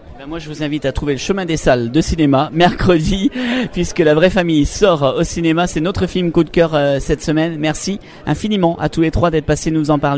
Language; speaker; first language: French; native; French